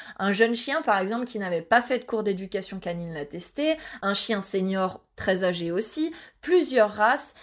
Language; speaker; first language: French; native; French